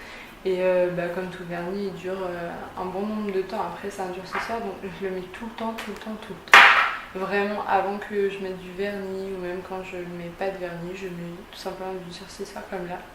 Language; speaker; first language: French; native; French